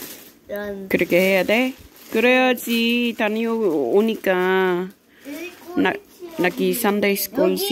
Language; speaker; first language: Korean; non-native, learner; Filipino